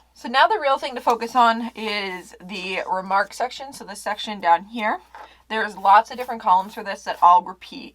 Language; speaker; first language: English; native; English